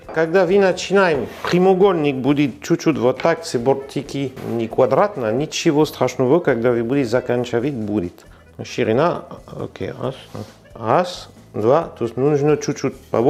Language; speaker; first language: Russian; non-native, learner; French